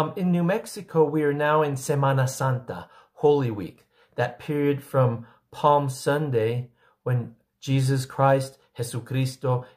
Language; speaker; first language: English; early bilingual, other home language; Spanish